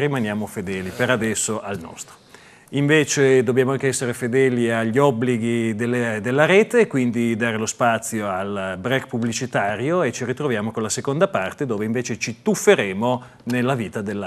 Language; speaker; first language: Italian; native; Italian